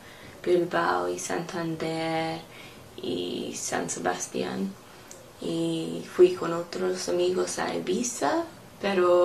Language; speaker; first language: Spanish; non-native, learner; English